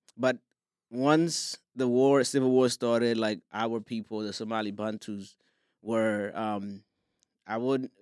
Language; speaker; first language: English; non-native, fluent; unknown